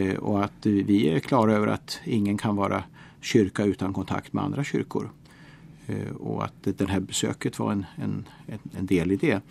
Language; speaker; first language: Swedish; native; Swedish